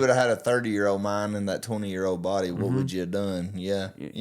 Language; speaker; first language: English; native; English